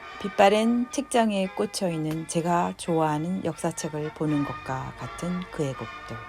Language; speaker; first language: Korean; native; Korean